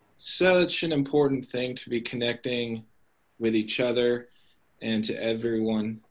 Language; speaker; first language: English; native; English